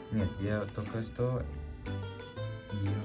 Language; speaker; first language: Russian; non-native, learner; Indonesian